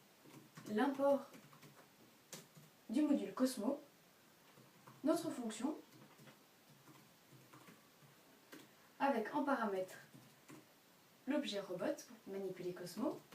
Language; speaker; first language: French; native; French